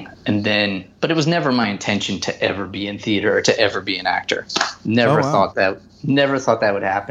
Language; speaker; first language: English; native; English